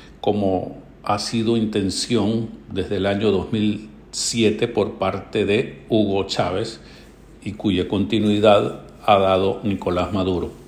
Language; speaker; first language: Spanish; native; Spanish